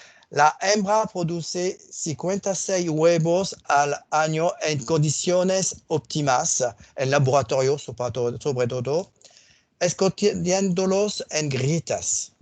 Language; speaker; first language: Spanish; non-native, fluent; French